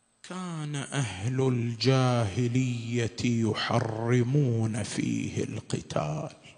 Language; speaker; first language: Arabic; native; Arabic